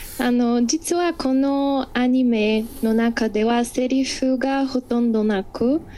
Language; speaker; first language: Japanese; non-native, fluent; Bulgarian